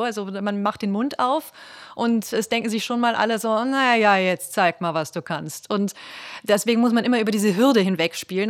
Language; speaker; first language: German; native; German